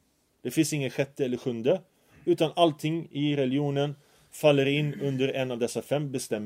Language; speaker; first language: Swedish; early bilingual, other home language; Arabic